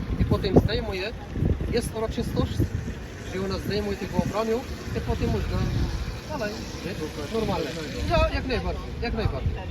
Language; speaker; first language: Polish; non-native, learner; Arabic